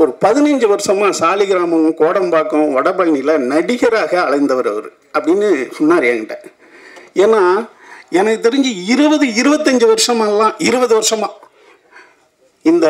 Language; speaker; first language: Tamil; native; Tamil